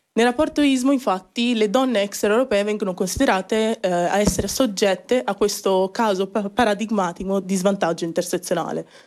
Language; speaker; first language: Italian; early bilingual, other home language; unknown